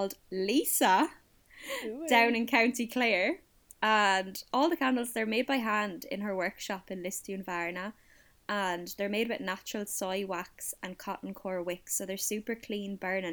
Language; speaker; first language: English; native; English